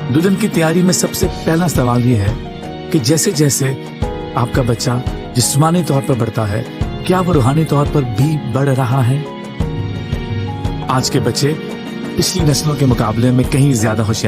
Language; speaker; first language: Urdu; native; Urdu